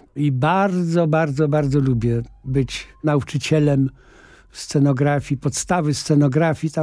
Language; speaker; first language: Polish; native; Polish